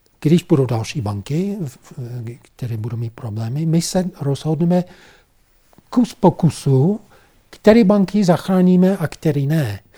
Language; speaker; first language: Czech; non-native, fluent; English